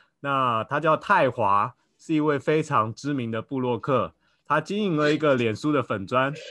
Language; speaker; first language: Chinese; native; Chinese